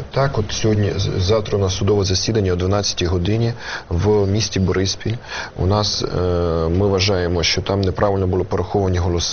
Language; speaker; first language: Ukrainian; native; Ukrainian